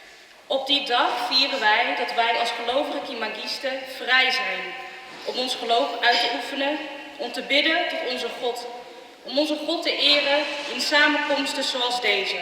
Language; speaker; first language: Dutch; early bilingual, other home language; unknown